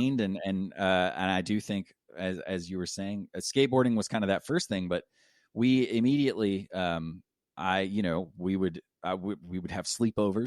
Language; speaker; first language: English; native; English